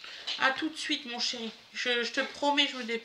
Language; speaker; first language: French; native; French